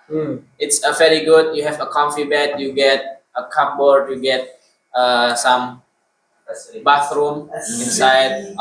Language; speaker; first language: English; non-native, learner; Indonesian